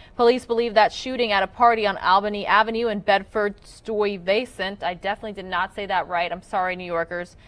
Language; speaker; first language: English; native; English